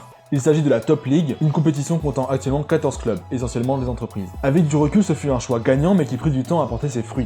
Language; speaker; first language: French; native; French